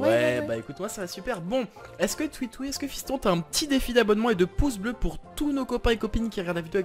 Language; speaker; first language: French; native; French